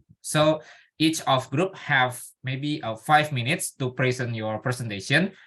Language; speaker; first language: English; non-native, learner; Indonesian